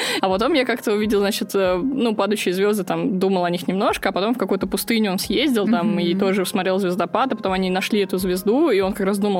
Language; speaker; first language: Russian; native; Russian